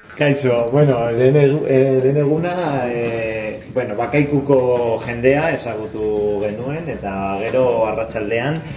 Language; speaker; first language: Basque; non-native, local second language; Spanish